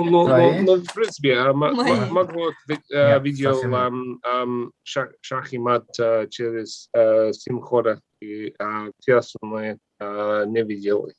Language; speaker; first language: Russian; non-native, fluent; English